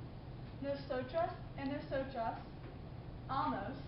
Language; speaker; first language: Spanish; non-native, learner; English